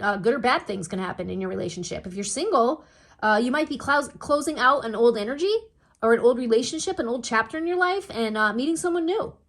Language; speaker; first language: English; native; English